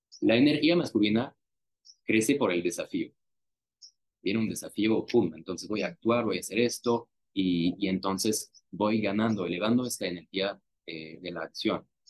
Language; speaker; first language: Spanish; non-native, fluent; French